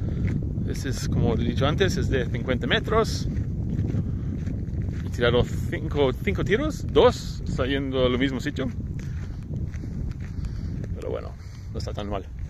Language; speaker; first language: Spanish; non-native, fluent; English